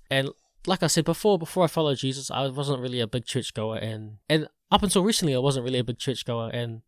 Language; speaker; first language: English; native; English